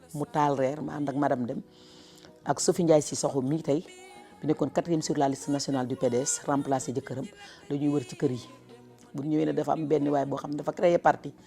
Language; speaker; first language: Wolof; native; Wolof